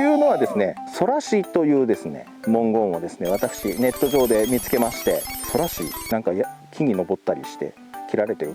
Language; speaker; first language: Japanese; native; Japanese